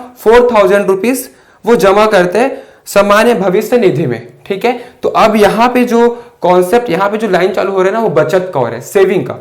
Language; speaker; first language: Hindi; native; Hindi